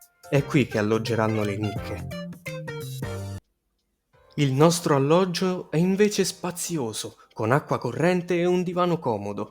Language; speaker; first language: Italian; native; Italian